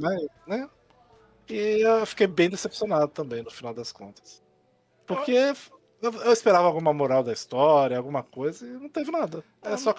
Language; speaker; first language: Portuguese; native; Portuguese